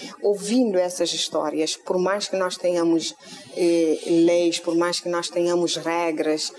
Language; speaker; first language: Portuguese; non-native, local second language; Kabuverdianu